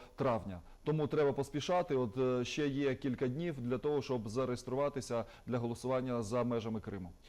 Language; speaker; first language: Ukrainian; native; Ukrainian